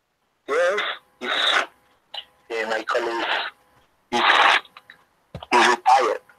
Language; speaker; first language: English; non-native, learner; Spanish